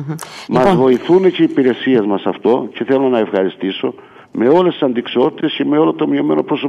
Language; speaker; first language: Greek; native; Greek